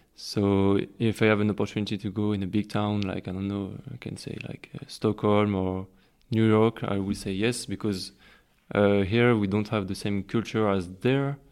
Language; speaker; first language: English; non-native, learner; French